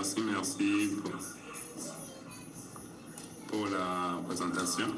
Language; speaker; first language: French; non-native, local second language; Rundi